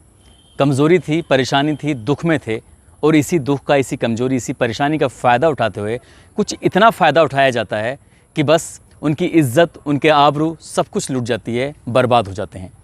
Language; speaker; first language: Hindi; native; Hindi